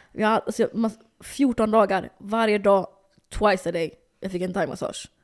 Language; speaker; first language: Swedish; early bilingual, other home language; Somali